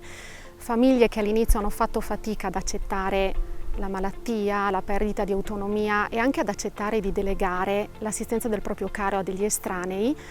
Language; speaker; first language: Italian; native; Italian